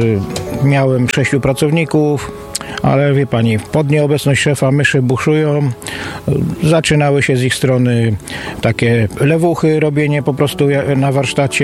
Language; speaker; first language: Polish; native; Polish